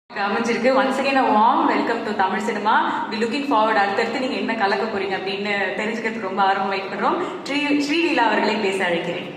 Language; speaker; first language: Tamil; native; Tamil